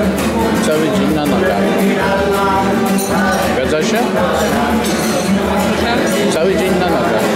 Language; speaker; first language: Polish; native; Polish